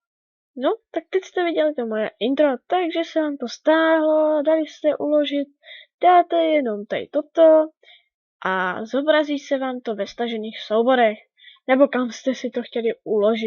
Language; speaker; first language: Czech; native; Czech